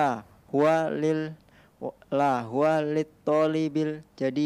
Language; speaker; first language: Arabic; non-native, learner; Indonesian